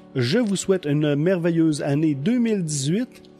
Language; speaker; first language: French; native; French